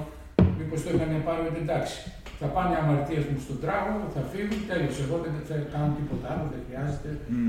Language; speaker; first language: Greek; native; Greek